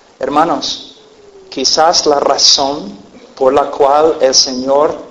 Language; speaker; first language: Spanish; non-native, fluent; English